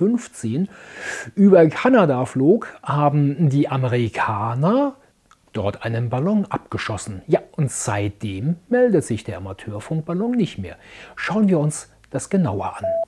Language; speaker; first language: German; native; German